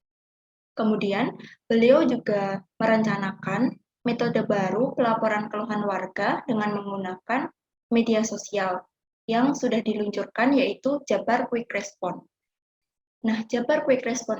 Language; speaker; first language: Indonesian; native; Indonesian